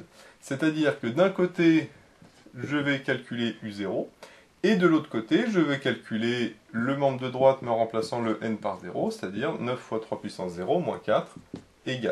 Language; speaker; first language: French; native; French